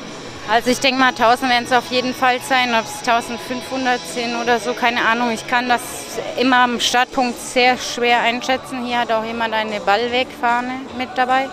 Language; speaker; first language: German; native; German